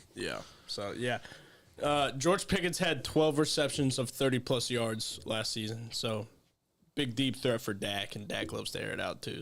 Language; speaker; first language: English; native; English